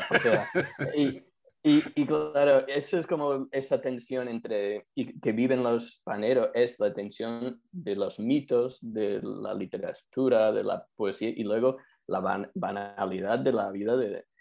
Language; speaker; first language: Spanish; non-native, fluent; English